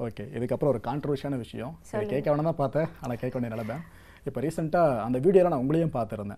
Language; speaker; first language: Tamil; native; Tamil